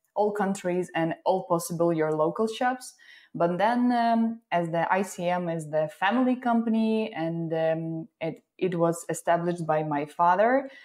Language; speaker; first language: English; non-native, fluent; Ukrainian